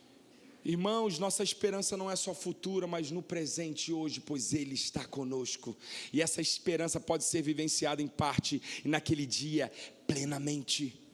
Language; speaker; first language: Portuguese; native; Portuguese